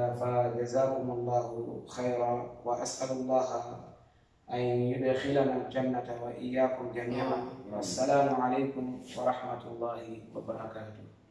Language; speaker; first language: Arabic; non-native, learner; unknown